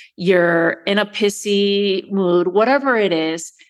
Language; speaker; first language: English; early bilingual, other home language; Spanish